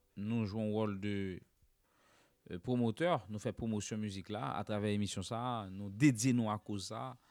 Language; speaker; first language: French; non-native, local second language; Haitian Creole